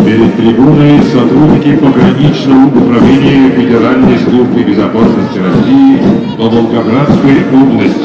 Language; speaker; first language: Russian; native; Russian